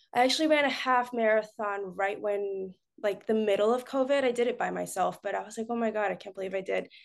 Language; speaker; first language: English; early bilingual, other home language; Spanish